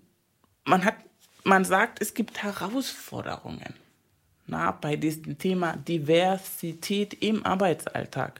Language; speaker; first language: German; non-native, fluent; Spanish